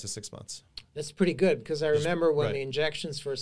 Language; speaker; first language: English; native; English